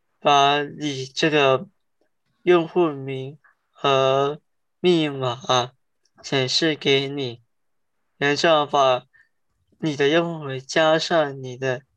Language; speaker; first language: Chinese; early bilingual, heritage; Chinese